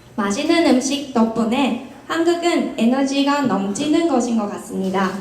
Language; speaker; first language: Korean; non-native, fluent; Japanese